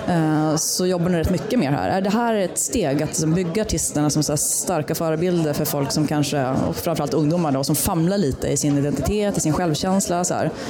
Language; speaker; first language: Swedish; early bilingual, other home language; Spanish